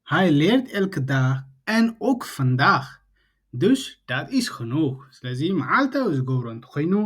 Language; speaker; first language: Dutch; non-native, learner; Tigrinya